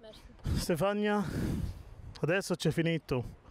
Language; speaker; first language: Italian; non-native, learner; German